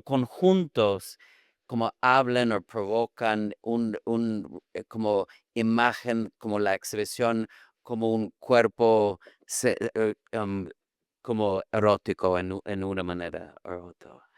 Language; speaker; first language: Spanish; non-native, fluent; English